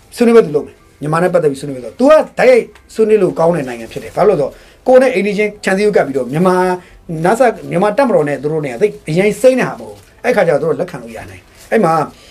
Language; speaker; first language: Burmese; native; Burmese